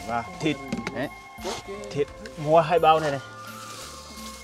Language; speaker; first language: Vietnamese; non-native, fluent; Portuguese